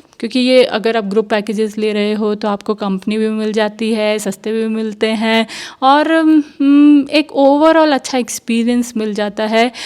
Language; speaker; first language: Hindi; native; Hindi